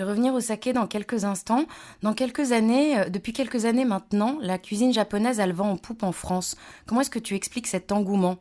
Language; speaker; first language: French; native; French